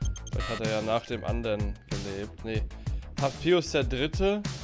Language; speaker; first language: German; native; German